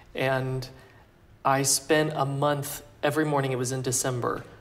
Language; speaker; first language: English; native; English